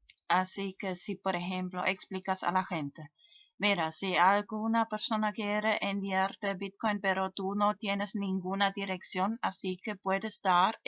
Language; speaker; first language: Spanish; non-native, fluent; German